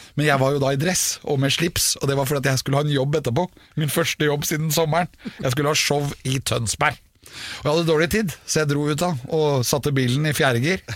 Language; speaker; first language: Norwegian; native; Norwegian